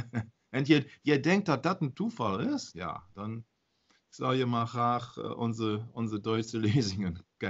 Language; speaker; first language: Dutch; non-native, learner; German